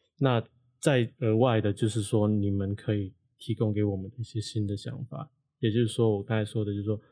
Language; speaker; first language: Chinese; non-native, local second language; Cantonese